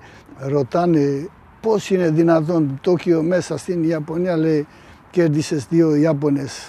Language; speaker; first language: Greek; early bilingual, heritage; Greek